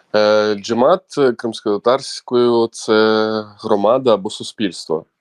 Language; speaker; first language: Ukrainian; non-native, local second language; Crimean Tatar